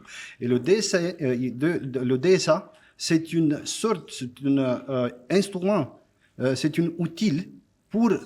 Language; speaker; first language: French; non-native, fluent; Romanian